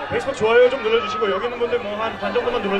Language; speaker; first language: Korean; native; Korean